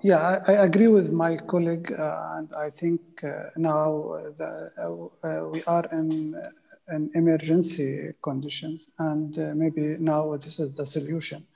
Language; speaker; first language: English; non-native, fluent; Arabic